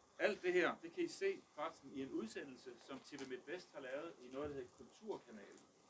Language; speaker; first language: Danish; early bilingual, other home language; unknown